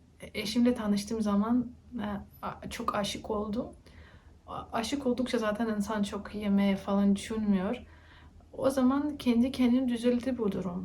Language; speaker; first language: Turkish; non-native, learner; Russian